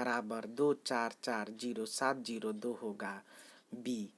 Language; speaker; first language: Hindi; native; Hindi